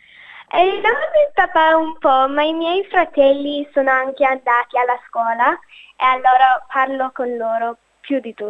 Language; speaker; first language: Italian; non-native, learner; English